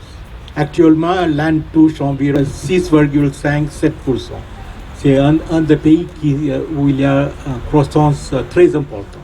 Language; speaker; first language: French; non-native, fluent; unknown